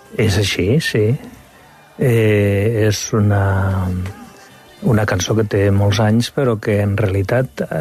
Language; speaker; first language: Catalan; non-native, local second language; Spanish